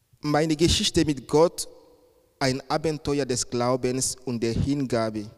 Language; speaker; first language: German; non-native, fluent; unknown